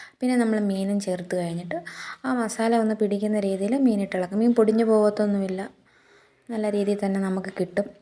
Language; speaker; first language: Malayalam; native; Malayalam